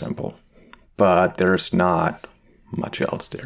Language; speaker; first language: English; non-native, fluent; German